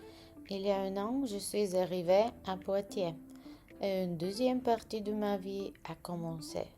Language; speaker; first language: French; non-native, learner; Bulgarian